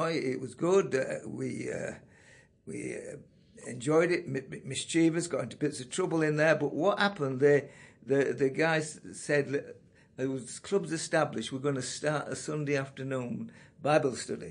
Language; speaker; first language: English; native; English